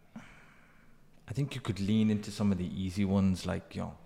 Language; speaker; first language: English; native; English